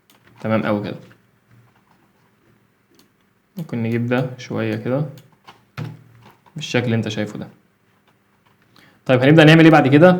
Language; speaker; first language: Arabic; native; Arabic